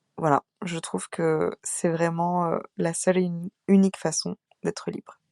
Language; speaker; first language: French; native; French